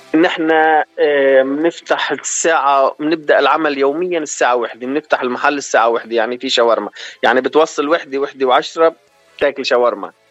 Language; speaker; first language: Arabic; native; Arabic